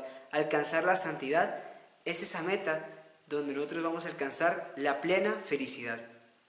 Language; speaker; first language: Spanish; native; Spanish